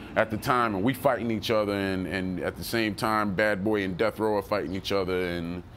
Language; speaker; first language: English; native; English